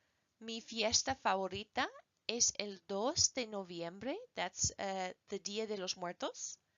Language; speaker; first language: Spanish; non-native, fluent; English